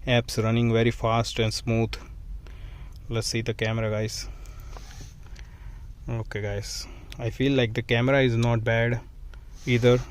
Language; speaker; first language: English; non-native, fluent; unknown